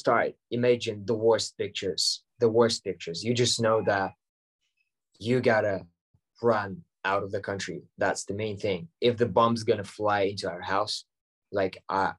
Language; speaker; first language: English; non-native, fluent; Ukrainian